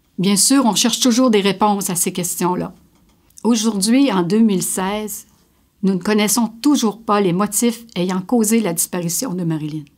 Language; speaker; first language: French; native; French